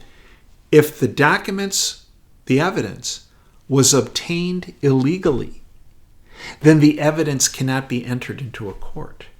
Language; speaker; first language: English; native; English